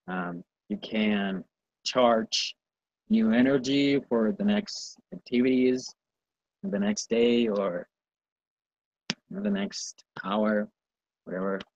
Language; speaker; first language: English; non-native, learner; Spanish